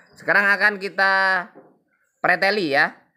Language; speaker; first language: Indonesian; native; Indonesian